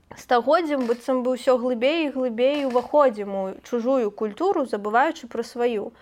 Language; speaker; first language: Belarusian; native; Belarusian